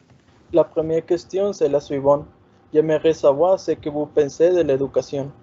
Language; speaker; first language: French; non-native, learner; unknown